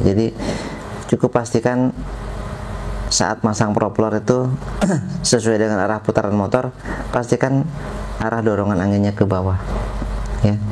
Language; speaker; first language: Indonesian; native; Indonesian